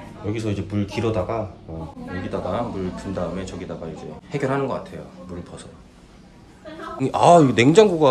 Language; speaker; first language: Korean; native; Korean